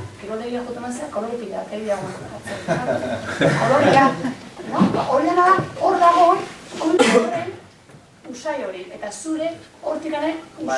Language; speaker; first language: Basque; native; Basque